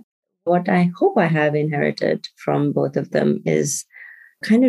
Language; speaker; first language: English; non-native, local second language; Bangla